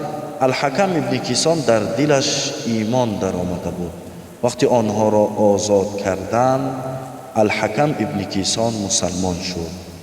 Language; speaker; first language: Persian; native; Persian